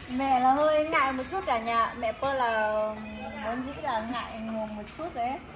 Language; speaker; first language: Vietnamese; non-native, local second language; Hmong